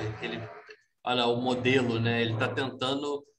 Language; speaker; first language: Portuguese; native; Portuguese